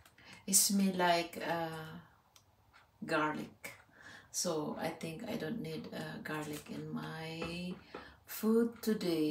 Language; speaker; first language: English; non-native, learner; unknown